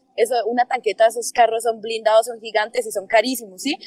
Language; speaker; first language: Spanish; native; Spanish